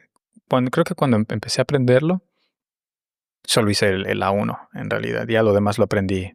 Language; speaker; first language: Spanish; native; Spanish